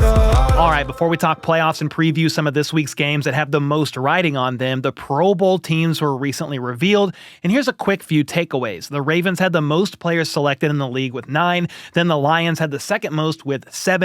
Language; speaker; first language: English; native; English